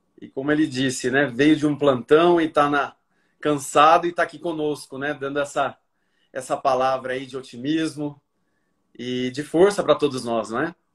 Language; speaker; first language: Portuguese; native; Portuguese